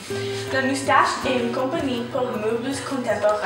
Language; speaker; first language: French; non-native, learner; English